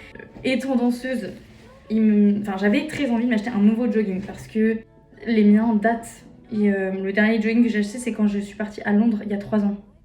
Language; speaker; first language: French; native; French